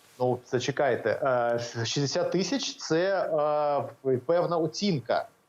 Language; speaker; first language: Ukrainian; native; Ukrainian